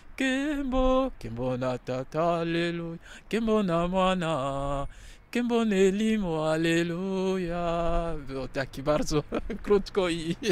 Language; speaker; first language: Polish; non-native, learner; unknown